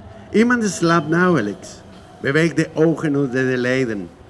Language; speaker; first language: Dutch; non-native, fluent; Spanish